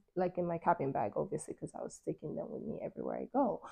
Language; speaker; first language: English; non-native, local second language; Yoruba